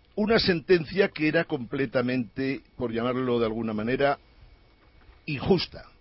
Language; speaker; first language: Spanish; native; Spanish